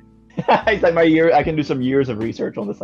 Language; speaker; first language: English; native; English